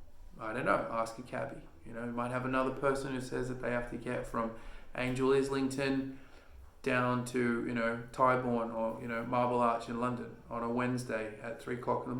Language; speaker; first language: English; native; English